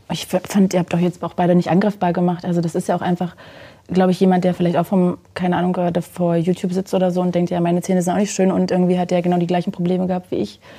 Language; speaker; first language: German; native; German